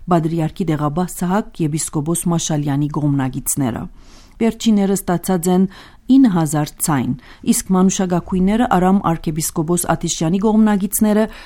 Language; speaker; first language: Armenian; early bilingual, heritage; Armenian